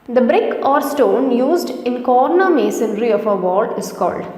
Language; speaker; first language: English; non-native, local second language; Malayalam